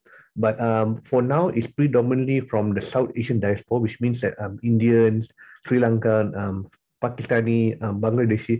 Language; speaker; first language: English; non-native, local second language; Tamil